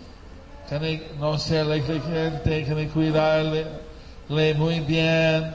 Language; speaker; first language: Spanish; non-native, fluent; English